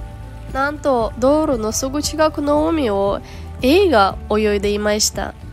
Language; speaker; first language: Japanese; non-native, fluent; Ukrainian